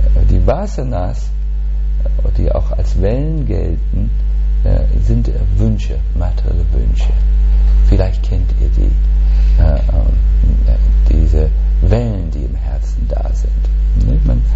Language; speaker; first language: German; native; German